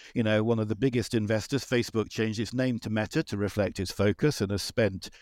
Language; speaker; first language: English; native; English